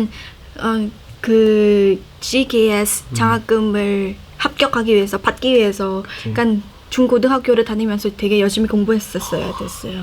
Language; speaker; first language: Korean; non-native, fluent; Khmer